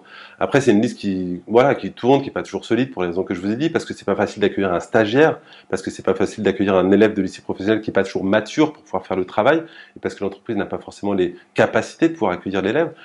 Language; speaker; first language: French; native; French